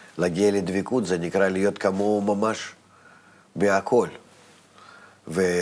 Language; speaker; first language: Hebrew; non-native, fluent; Russian